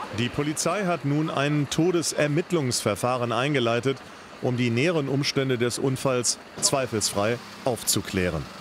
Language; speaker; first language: German; native; German